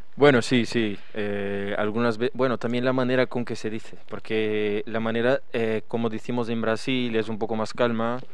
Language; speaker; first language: Spanish; non-native, fluent; Portuguese